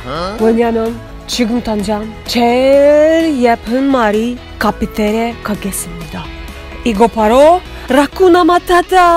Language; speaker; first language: Korean; non-native, learner; Russian